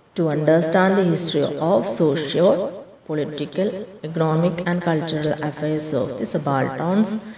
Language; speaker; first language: English; non-native, local second language; Malayalam